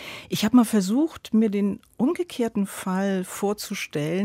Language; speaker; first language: German; native; German